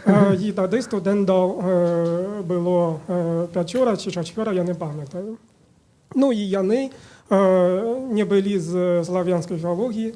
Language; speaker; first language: Ukrainian; non-native, fluent; Chinese